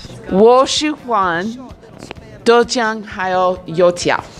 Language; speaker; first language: Chinese; non-native, learner; English